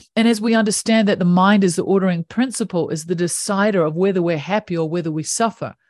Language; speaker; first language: English; native; English